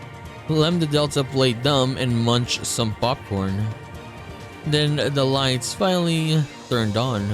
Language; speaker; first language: English; native; English